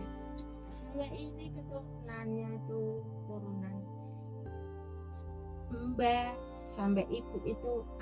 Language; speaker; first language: Indonesian; non-native, local second language; Javanese